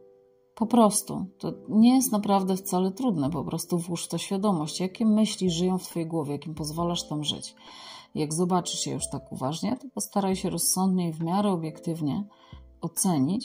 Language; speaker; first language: Polish; native; Polish